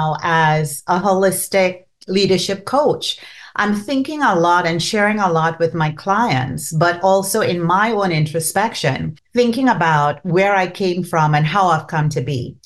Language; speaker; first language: English; non-native, local second language; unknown